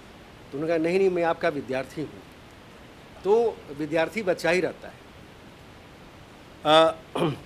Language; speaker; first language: Hindi; native; Hindi